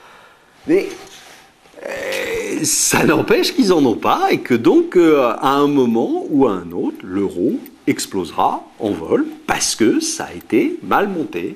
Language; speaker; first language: French; native; French